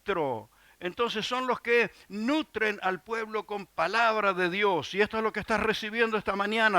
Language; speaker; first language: Spanish; native; Spanish